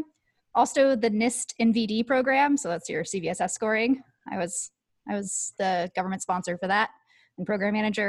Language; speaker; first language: English; native; English